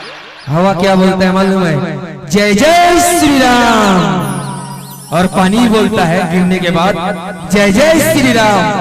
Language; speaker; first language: Hindi; non-native, local second language; Chhattisgarhi